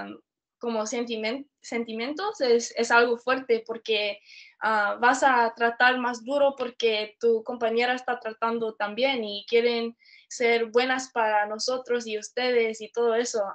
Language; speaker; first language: Spanish; early bilingual, heritage; Spanish